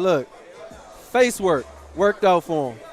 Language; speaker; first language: English; native; English